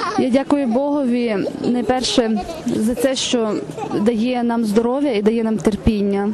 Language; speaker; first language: Ukrainian; native; Ukrainian